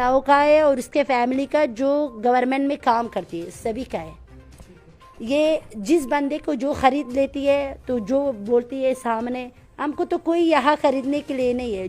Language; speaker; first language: Hindi; non-native, fluent; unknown